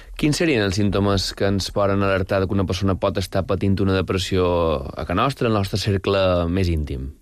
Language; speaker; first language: Catalan; native; Catalan